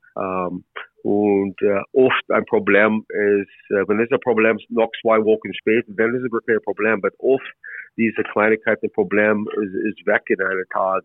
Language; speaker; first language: German; non-native, learner; English